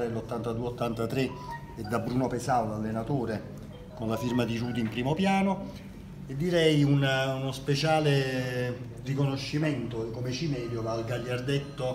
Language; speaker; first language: Italian; native; Italian